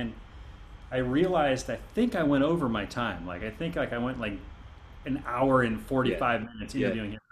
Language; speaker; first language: English; native; English